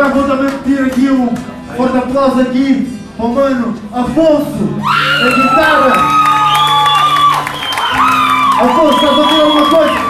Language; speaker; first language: Portuguese; native; Portuguese